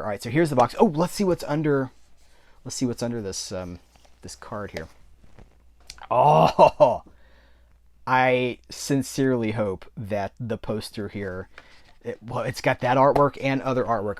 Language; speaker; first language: English; native; English